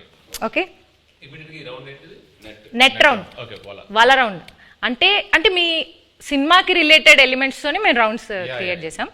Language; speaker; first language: Telugu; native; Telugu